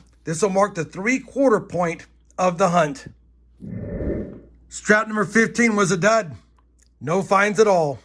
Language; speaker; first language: English; native; English